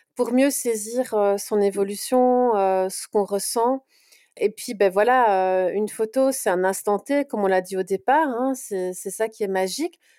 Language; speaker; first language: French; native; French